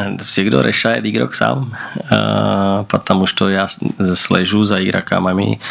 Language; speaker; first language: Russian; non-native, learner; Slovak